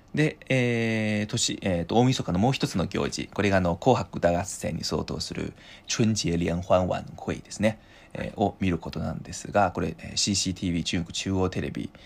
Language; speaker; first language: Japanese; non-native, fluent; Chinese